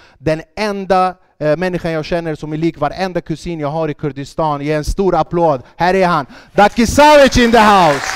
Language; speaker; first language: Swedish; early bilingual, other home language; Kurdish